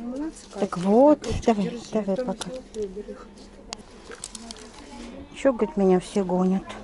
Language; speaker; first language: Russian; native; Russian